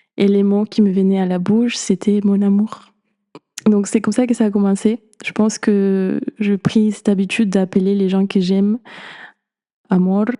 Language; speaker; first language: French; non-native, fluent; Spanish